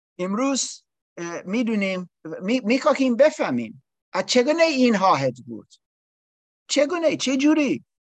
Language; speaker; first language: Persian; non-native, learner; English